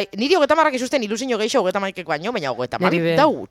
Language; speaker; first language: Basque; native; Basque